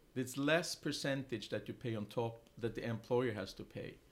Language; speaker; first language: English; non-native, fluent; Swedish